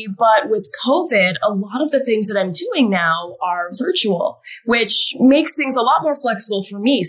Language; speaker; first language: English; native; English